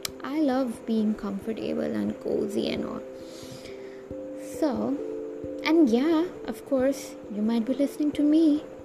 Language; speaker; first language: English; non-native, local second language; Hindi